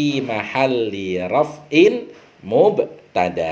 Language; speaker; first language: Arabic; non-native, fluent; Indonesian